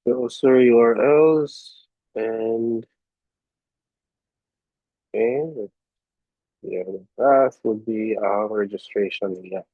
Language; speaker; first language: English; non-native, local second language; Cebuano